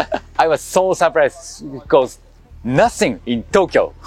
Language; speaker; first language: English; non-native, learner; Japanese